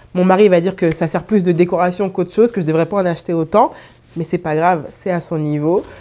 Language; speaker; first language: French; native; French